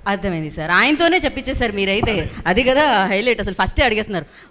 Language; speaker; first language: Telugu; native; Telugu